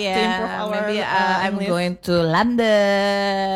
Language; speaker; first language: English; non-native, learner; Indonesian